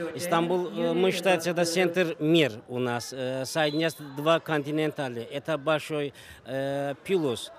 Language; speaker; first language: Russian; non-native, learner; Azerbaijani